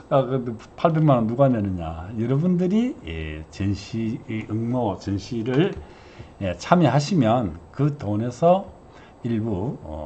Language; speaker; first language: Korean; native; Korean